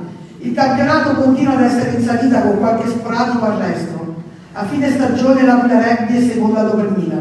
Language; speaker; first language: Italian; native; Italian